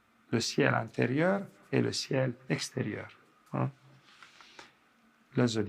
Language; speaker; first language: French; non-native, fluent; Italian